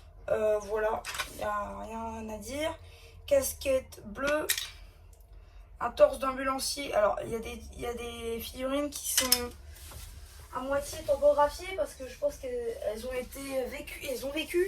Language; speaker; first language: French; native; French